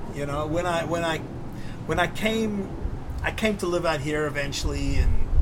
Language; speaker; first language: English; native; English